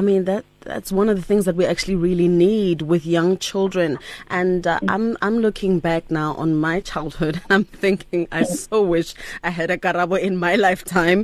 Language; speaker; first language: English; non-native, local second language; Tswana